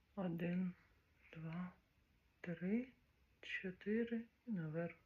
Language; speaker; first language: Ukrainian; native; Ukrainian